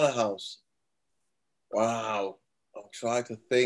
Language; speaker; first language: English; native; English